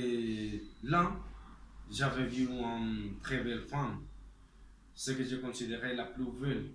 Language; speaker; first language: French; non-native, learner; Spanish